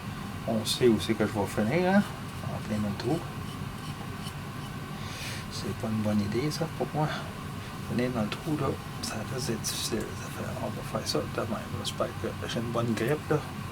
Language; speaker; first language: French; native; French